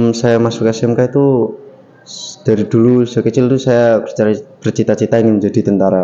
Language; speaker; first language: Indonesian; non-native, local second language; Javanese